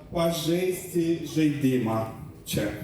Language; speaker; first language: Lithuanian; non-native, learner; Belarusian